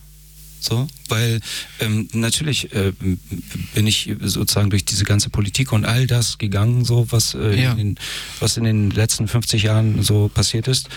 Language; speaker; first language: German; early bilingual, other home language; Persian